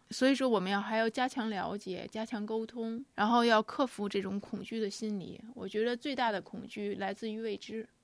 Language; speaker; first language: Chinese; native; Chinese